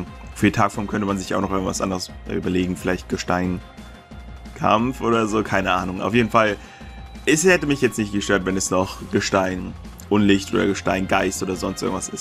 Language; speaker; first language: German; native; German